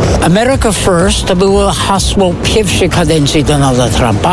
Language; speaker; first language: Polish; non-native, fluent; English